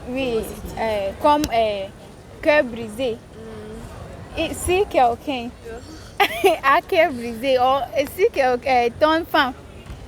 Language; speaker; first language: French; non-native, learner; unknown